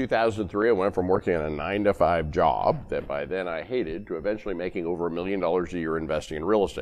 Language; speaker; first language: English; native; English